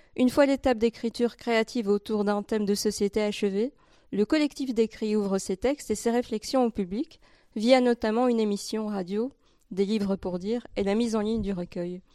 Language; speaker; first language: French; native; French